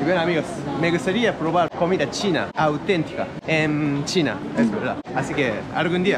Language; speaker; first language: Spanish; non-native, learner; Japanese